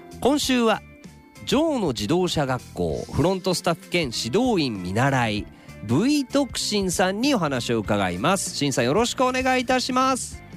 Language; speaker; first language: Japanese; native; Japanese